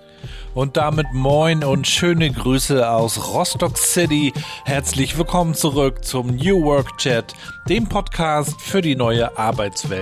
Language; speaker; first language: German; native; German